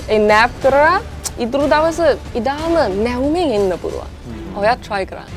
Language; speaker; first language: Sinhala; non-native, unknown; Chinese